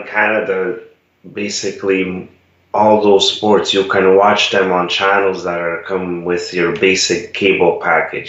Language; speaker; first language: English; non-native, fluent; Italian